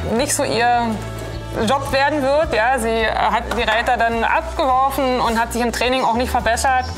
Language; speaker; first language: German; native; German